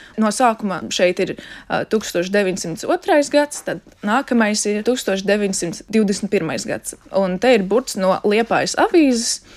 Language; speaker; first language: Latvian; non-native, local second language; Russian